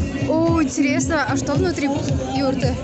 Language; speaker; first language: Russian; non-native, local second language; Kyrgyz